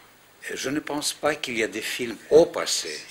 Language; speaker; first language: French; non-native, fluent; Greek